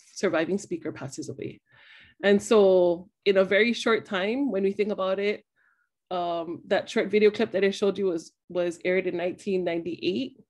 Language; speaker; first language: English; native; English